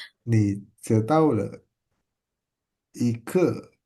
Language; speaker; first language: Chinese; non-native, learner; Indonesian